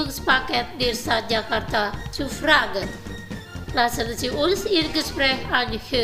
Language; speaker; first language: German; non-native, fluent; Indonesian